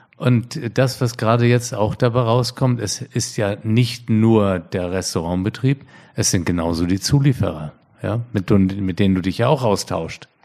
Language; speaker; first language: German; native; German